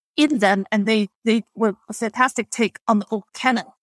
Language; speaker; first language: English; non-native, fluent; Chinese